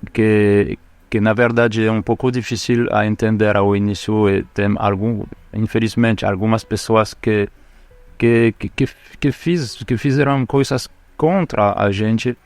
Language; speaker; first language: Portuguese; non-native, fluent; French